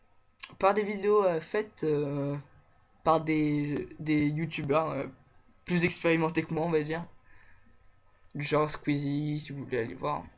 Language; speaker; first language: French; native; French